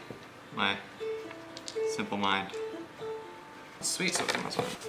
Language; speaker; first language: English; native; English